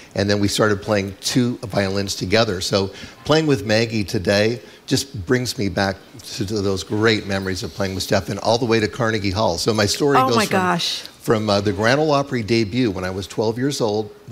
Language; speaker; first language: English; native; English